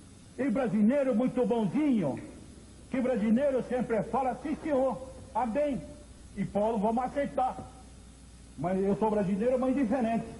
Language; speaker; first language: Portuguese; non-native, local second language; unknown